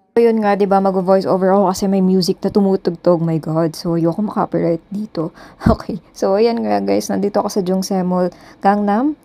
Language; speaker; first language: Filipino; native; Filipino